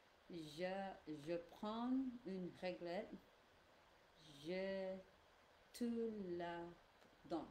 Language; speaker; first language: French; non-native, learner; English